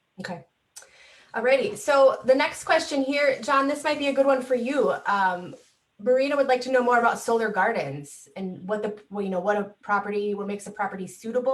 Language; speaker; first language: English; native; English